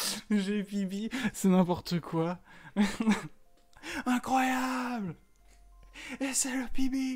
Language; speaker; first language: French; native; French